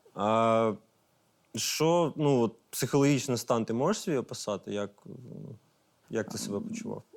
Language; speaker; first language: Ukrainian; non-native, local second language; Russian